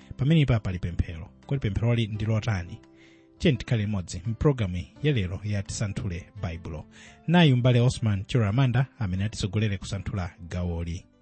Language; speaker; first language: Nyanja; native; Nyanja